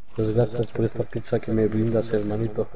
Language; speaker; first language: Spanish; native; Spanish